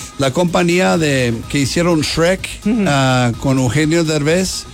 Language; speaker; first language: Spanish; non-native, learner; English